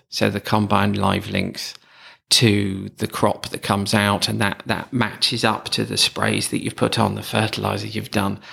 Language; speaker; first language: English; native; English